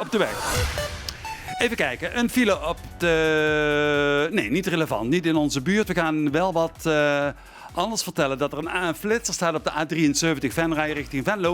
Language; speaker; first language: Dutch; native; Dutch